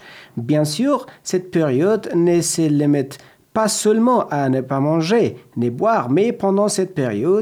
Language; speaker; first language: French; non-native, learner; Persian